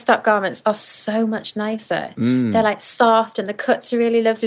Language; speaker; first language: English; native; English